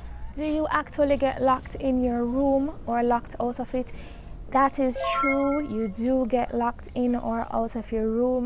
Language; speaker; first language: English; native; English